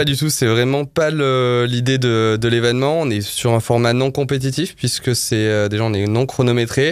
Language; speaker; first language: French; native; French